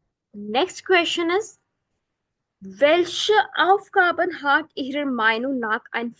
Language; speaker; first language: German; non-native, fluent; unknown